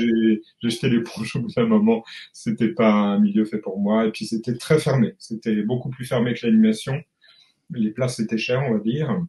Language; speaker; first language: French; native; French